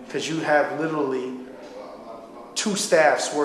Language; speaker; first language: English; native; English